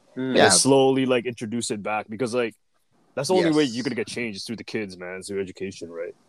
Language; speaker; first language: English; native; English